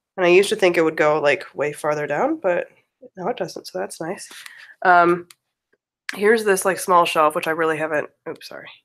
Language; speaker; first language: English; native; English